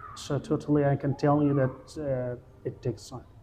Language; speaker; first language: English; non-native, fluent; Persian